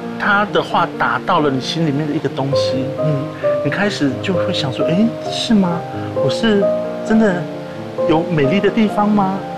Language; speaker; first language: Chinese; native; Chinese